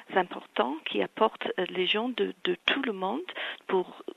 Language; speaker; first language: French; non-native, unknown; English